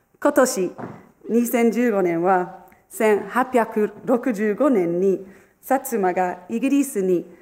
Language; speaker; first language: Japanese; non-native, fluent; English